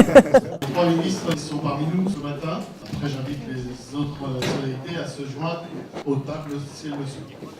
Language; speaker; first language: French; native; French